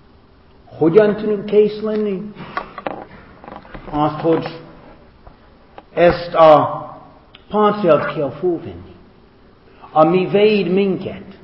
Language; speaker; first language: Hungarian; non-native, fluent; English